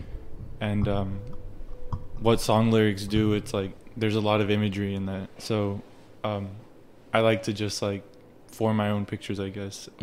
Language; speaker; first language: English; early bilingual, other home language; Spanish